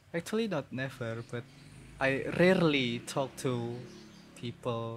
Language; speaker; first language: English; non-native, learner; Indonesian